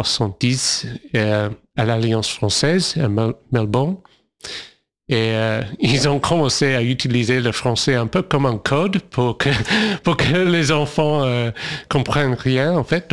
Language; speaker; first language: French; non-native, fluent; English